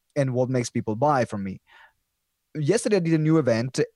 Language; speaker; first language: English; non-native, fluent; Italian